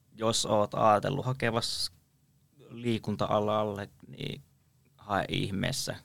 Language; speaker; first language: Finnish; native; Finnish